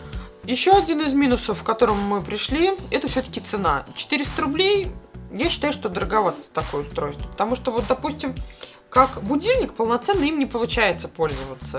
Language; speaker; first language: Russian; native; Russian